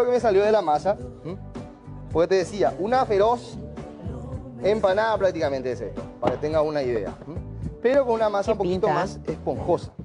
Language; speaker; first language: Spanish; native; Spanish